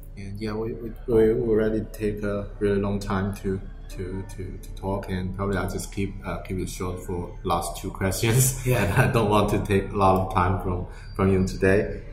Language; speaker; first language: English; non-native, fluent; Portuguese